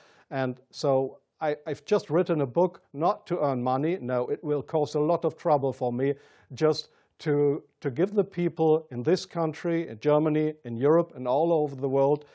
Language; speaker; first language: English; non-native, fluent; German